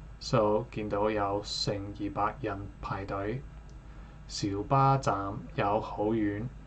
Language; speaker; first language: Cantonese; non-native, learner; English